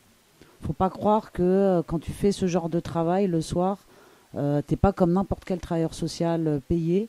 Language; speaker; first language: French; native; French